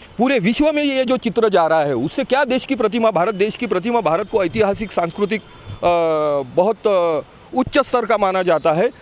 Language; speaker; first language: Hindi; non-native, local second language; Marathi